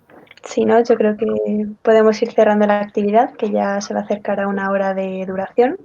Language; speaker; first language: Spanish; native; Spanish